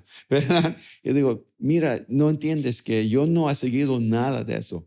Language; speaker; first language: Spanish; early bilingual, other home language; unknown